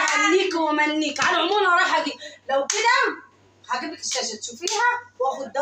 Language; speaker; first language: Arabic; native; Arabic